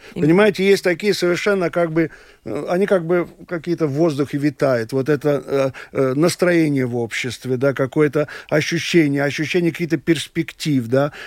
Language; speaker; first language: Russian; non-native, local second language; Latvian